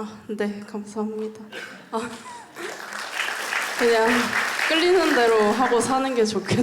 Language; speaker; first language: Korean; native; Korean